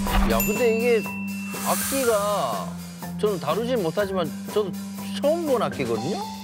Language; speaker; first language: Korean; native; Korean